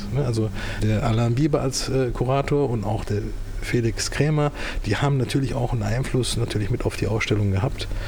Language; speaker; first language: German; early bilingual, other home language; Turkish